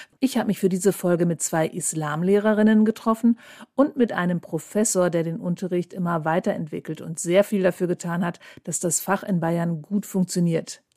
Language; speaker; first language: German; native; German